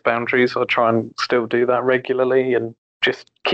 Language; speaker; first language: English; native; English